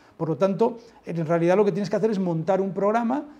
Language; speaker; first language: Spanish; native; Spanish